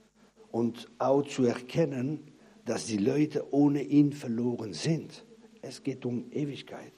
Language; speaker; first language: German; non-native, fluent; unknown